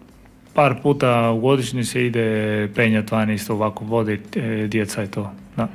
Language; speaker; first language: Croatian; non-native, fluent; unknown